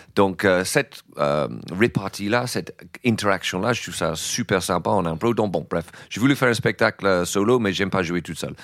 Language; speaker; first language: French; non-native, fluent; English